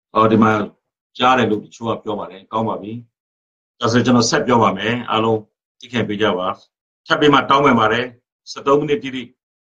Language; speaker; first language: Burmese; non-native, local second language; Rohingya